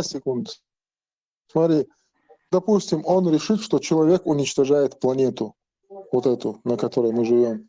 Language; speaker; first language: Russian; non-native, local second language; Chechen